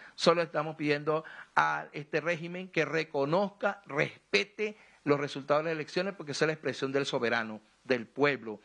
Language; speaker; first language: Spanish; native; Spanish